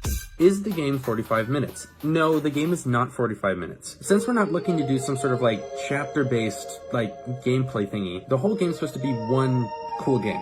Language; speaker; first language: English; native; English